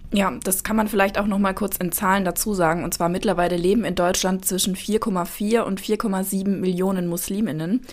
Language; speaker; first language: German; native; German